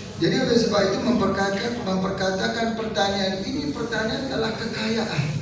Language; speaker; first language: Malay; native; Malay